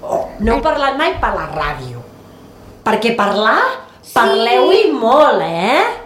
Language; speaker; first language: Catalan; native; Catalan